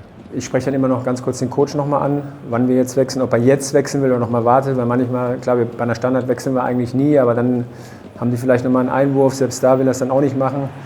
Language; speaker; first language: German; native; German